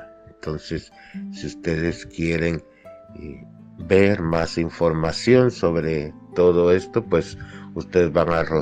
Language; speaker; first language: Spanish; native; Spanish